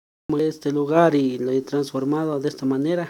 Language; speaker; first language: Spanish; native; Spanish